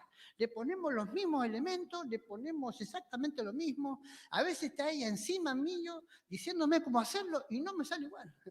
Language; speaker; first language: Spanish; native; Spanish